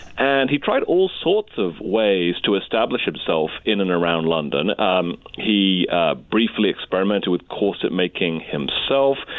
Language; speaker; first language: English; native; English